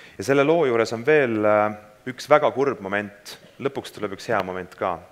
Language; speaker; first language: Estonian; native; Estonian